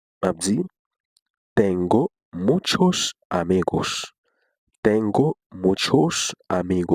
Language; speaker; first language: Spanish; non-native, learner; Haitian Creole